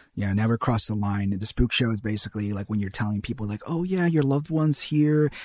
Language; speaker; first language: English; early bilingual, heritage; Spanish